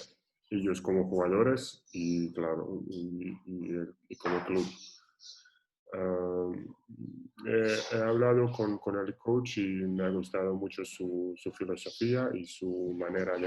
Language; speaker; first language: Spanish; non-native, fluent; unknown